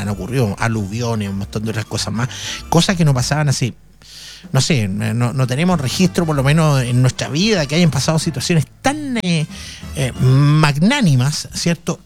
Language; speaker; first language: Spanish; native; Spanish